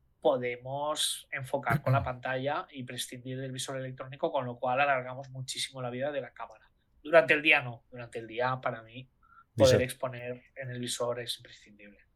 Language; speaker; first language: Spanish; native; Spanish